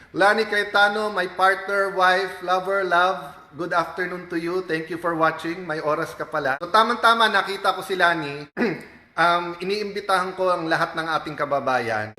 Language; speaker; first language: Filipino; native; Filipino